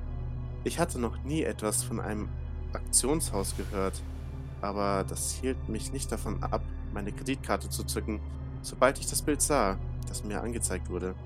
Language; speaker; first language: German; native; German